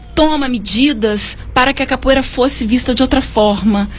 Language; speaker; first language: Portuguese; native; Portuguese